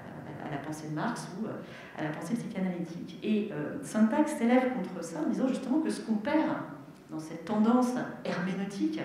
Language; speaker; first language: French; native; French